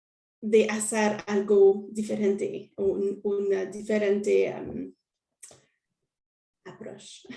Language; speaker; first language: Spanish; non-native, learner; French